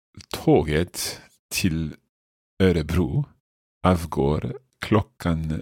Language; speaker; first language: Swedish; non-native, learner; English